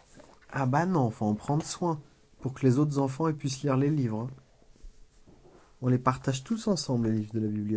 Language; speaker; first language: French; native; French